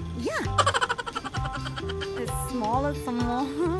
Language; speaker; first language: English; non-native, learner; Vietnamese